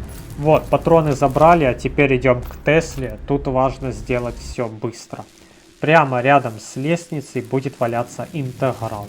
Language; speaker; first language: Russian; native; Russian